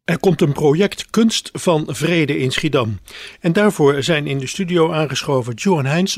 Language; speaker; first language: Dutch; native; Dutch